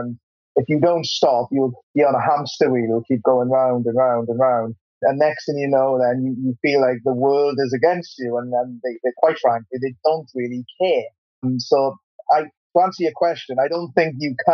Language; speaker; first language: English; native; English